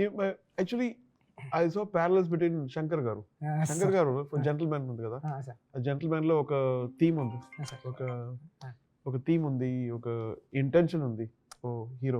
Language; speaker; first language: Telugu; non-native, learner; Tamil